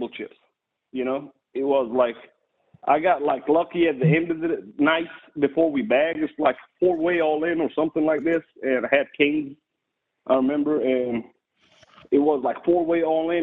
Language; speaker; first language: English; non-native, fluent; Arabic